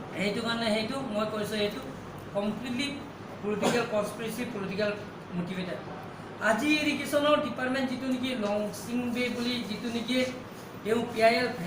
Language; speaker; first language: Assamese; non-native, local second language; Karbi